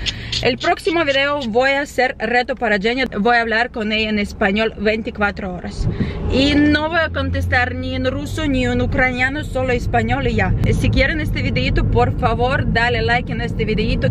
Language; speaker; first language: Spanish; non-native, fluent; Ukrainian